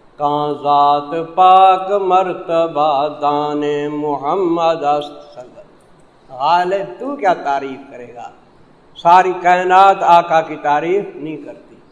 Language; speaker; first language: Urdu; non-native, local second language; Punjabi